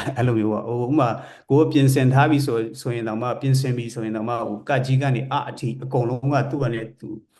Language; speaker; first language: Burmese; non-native, local second language; Kachin